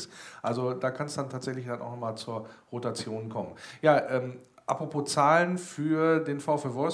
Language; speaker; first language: German; native; German